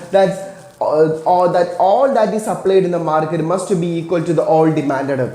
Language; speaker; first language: English; non-native, local second language; Malayalam